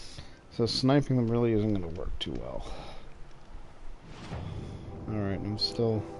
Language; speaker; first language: English; native; English